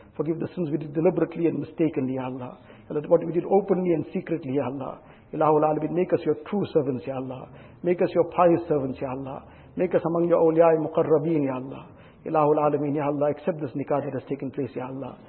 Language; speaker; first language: English; native; English